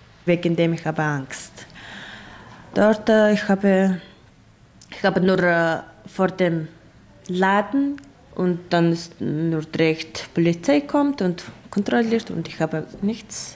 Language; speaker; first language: German; non-native, learner; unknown